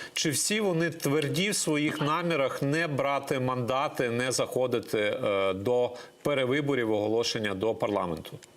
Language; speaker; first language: Ukrainian; native; Ukrainian